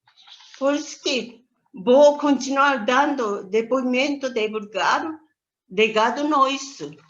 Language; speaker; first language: Portuguese; non-native, learner; Japanese